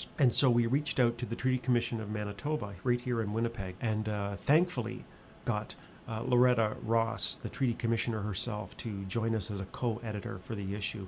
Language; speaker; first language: English; native; English